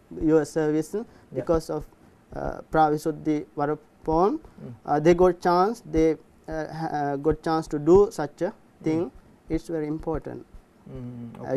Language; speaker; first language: English; non-native, learner; Sinhala